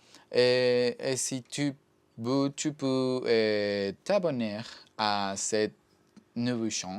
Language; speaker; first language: French; non-native, learner; Spanish